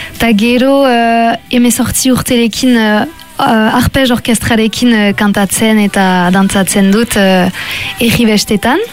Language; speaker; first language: Basque; non-native, local second language; French